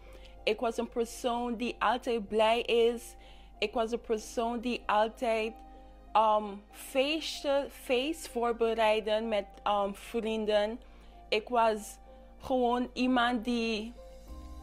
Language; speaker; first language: Dutch; non-native, local second language; English